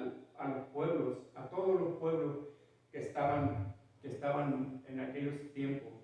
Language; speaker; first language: Spanish; native; Spanish